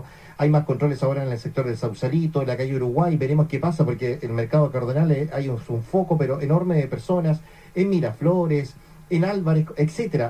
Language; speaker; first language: Spanish; native; Spanish